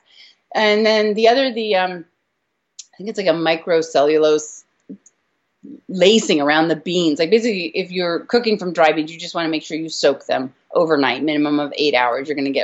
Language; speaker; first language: English; native; English